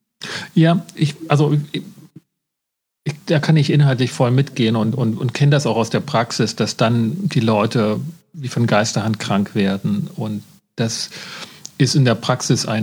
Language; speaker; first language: German; native; German